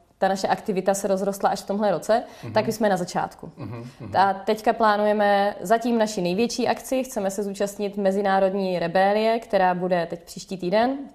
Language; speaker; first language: Czech; native; Czech